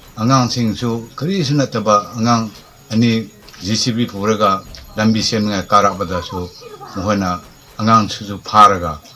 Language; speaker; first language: Manipuri; non-native, local second language; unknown